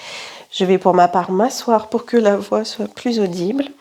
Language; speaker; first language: French; native; French